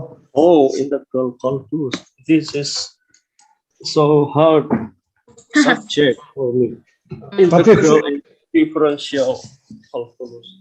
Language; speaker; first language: English; non-native, learner; Indonesian